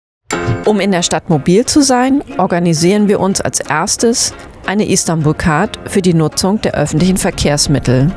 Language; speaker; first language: German; native; German